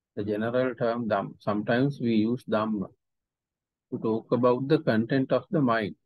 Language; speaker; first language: English; non-native, local second language; Sinhala